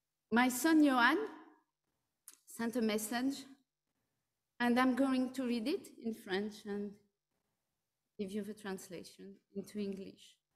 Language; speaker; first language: English; non-native, fluent; French